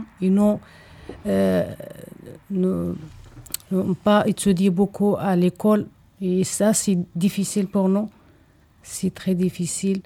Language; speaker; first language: French; non-native, learner; Arabic